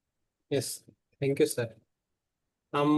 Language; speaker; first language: Hindi; native; Hindi